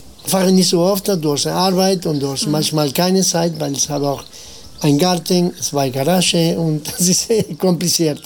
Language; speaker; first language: German; non-native, fluent; Spanish